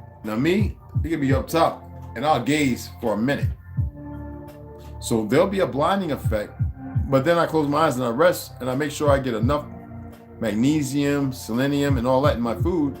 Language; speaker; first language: English; native; English